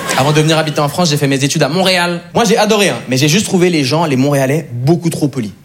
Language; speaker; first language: French; native; French